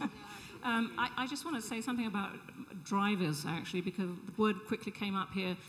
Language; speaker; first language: English; native; English